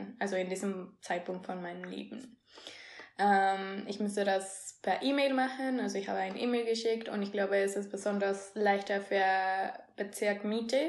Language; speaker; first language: German; non-native, fluent; Spanish